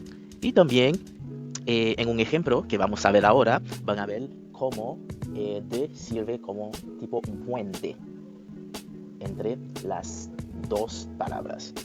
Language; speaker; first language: Spanish; non-native, fluent; French